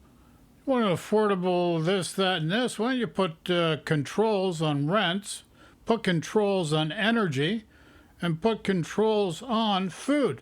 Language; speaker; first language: English; native; English